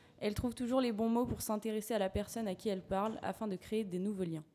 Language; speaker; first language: French; native; French